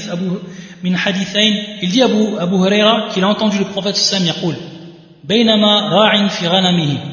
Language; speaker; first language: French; native; French